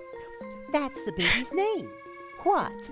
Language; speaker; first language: English; native; English